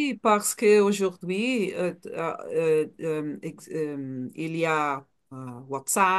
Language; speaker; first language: French; non-native, learner; Portuguese